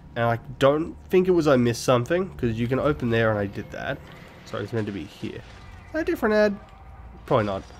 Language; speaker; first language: English; native; English